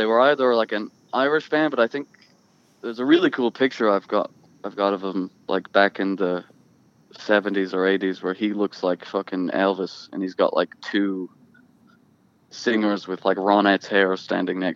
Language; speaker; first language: English; native; English